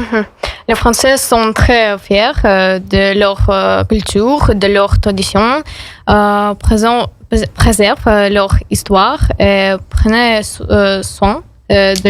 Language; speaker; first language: French; non-native, learner; Ukrainian